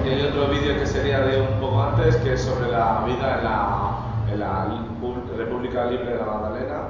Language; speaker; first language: Italian; non-native, learner; Spanish